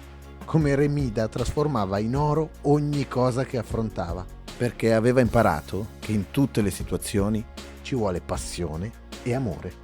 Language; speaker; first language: Italian; native; Italian